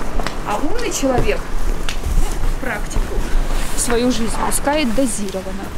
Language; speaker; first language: Russian; native; Russian